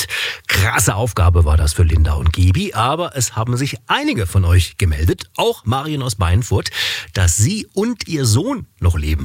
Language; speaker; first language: German; native; German